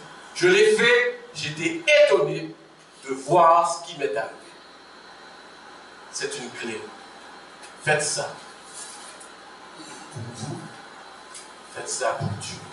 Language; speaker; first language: French; non-native, local second language; Haitian Creole